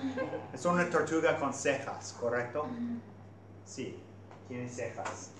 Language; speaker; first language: Spanish; non-native, fluent; English